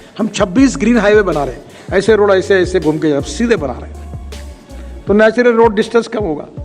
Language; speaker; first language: Hindi; non-native, local second language; Marathi